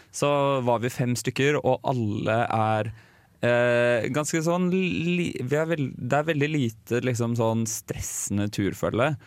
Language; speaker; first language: Norwegian; native; Norwegian